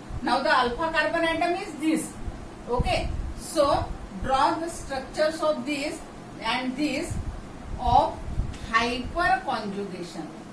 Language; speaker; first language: English; non-native, local second language; Marathi